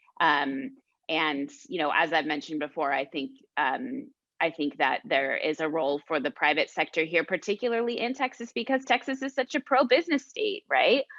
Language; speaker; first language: English; native; English